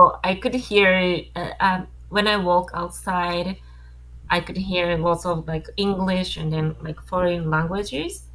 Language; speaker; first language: English; non-native, learner; Japanese